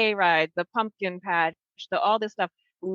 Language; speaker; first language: English; native; English